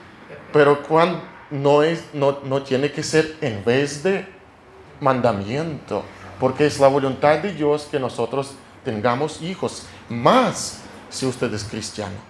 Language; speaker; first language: Spanish; non-native, fluent; Russian